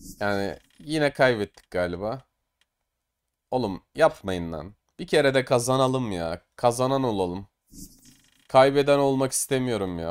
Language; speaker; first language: Turkish; native; Turkish